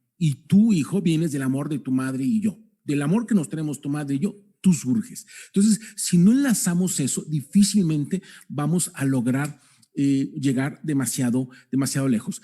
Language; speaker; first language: Spanish; native; Spanish